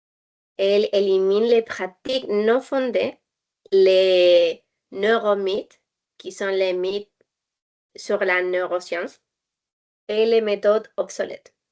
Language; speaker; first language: French; non-native, learner; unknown